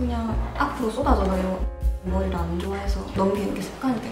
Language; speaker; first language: Korean; native; Korean